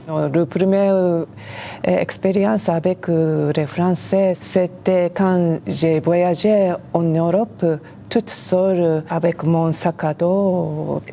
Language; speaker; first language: French; non-native, learner; Japanese